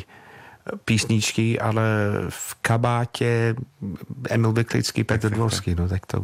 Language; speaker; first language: Czech; non-native, fluent; English